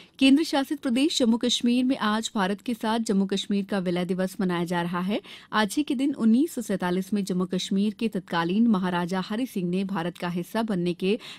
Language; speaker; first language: Hindi; native; Hindi